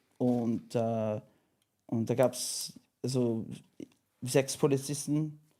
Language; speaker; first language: German; non-native, fluent; English